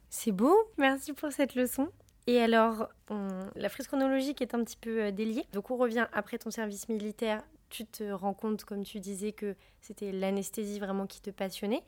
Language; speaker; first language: French; native; French